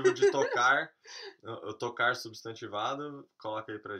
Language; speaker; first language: Portuguese; native; Portuguese